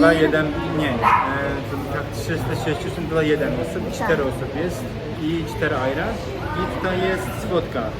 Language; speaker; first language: Polish; non-native, learner; Turkish